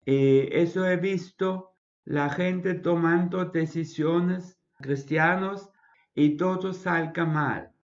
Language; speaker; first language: Spanish; non-native, fluent; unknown